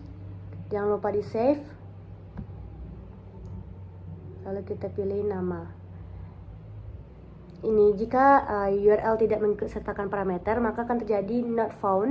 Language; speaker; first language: Indonesian; native; Indonesian